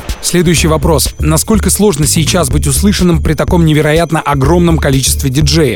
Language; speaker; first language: Russian; native; Russian